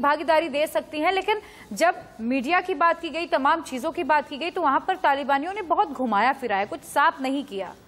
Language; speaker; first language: Hindi; native; Hindi